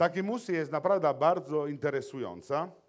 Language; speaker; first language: Polish; non-native, learner; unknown